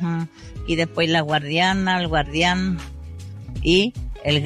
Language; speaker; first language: Spanish; non-native, local second language; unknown